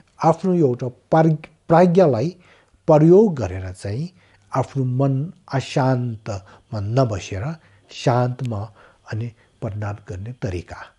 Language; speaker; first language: Nepali; non-native, local second language; Tibetan